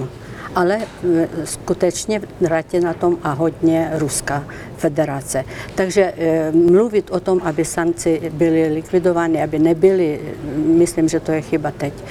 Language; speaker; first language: Czech; non-native, fluent; Ukrainian